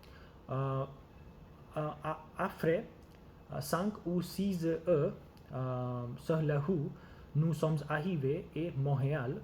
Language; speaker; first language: French; non-native, learner; Gujarati